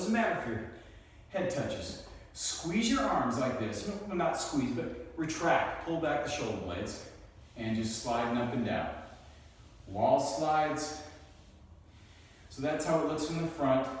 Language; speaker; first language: English; native; English